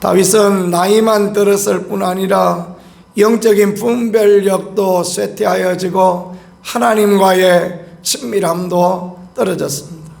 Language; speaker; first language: Korean; native; Korean